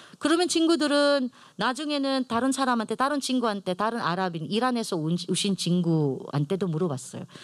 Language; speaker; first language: Korean; non-native, fluent; Filipino